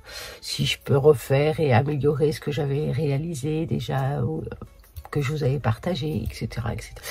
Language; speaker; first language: French; native; French